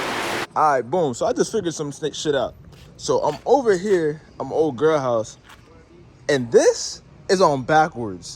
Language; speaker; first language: English; native; English